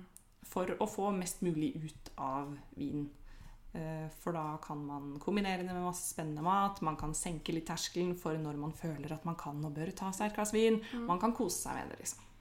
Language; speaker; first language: Norwegian; native; Norwegian